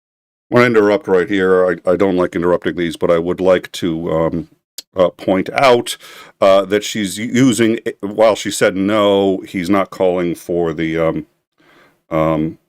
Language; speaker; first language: English; native; English